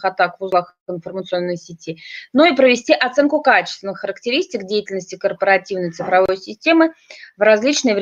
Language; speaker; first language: Russian; native; Russian